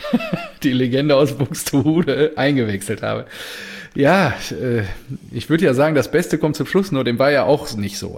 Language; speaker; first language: German; native; German